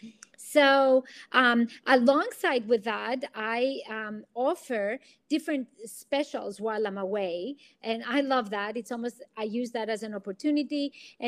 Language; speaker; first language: English; non-native, fluent; Greek